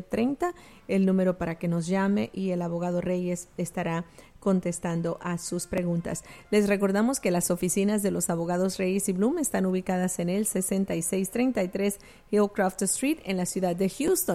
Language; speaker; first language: Spanish; native; Spanish